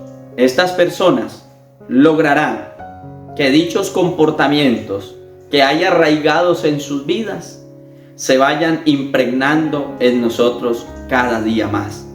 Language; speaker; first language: Spanish; native; Spanish